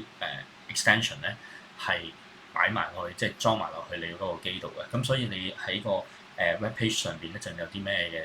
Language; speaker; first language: Cantonese; native; Cantonese